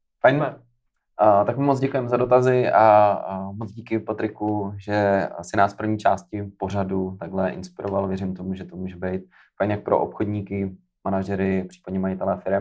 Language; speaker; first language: Czech; native; Czech